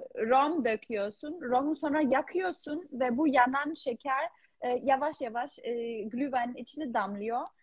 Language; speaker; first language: Turkish; non-native, fluent; German